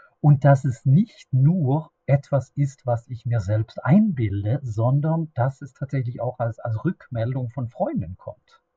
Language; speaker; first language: German; non-native, fluent; Swedish